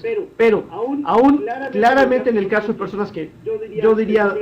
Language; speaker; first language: Spanish; native; Spanish